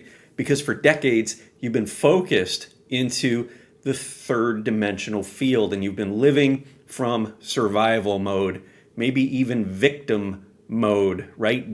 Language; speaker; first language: English; native; English